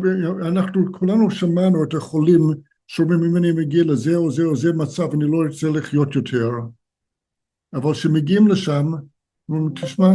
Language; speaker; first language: Hebrew; non-native, fluent; English